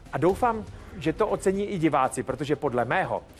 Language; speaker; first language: Czech; native; Czech